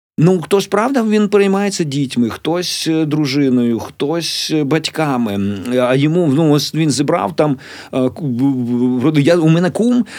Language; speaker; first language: Ukrainian; native; Ukrainian